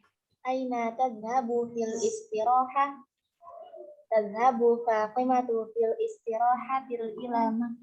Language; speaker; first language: Arabic; non-native, learner; Indonesian